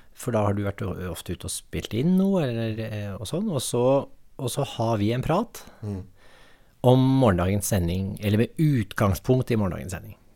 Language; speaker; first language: Norwegian; native; Norwegian